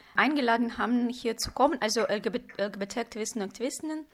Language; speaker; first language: German; non-native, fluent; Russian